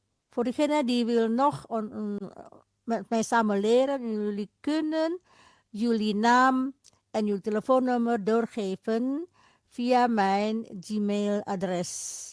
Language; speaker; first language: Dutch; non-native, fluent; Indonesian